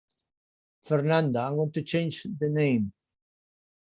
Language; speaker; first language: English; non-native, fluent; Spanish